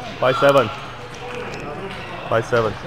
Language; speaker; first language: English; non-native, learner; Chinese